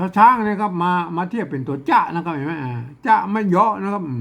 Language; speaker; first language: Thai; non-native, local second language; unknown